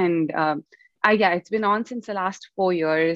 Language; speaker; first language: English; non-native, local second language; Hindi